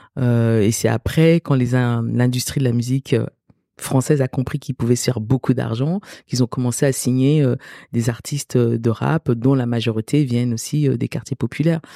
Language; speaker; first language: French; early bilingual, other home language; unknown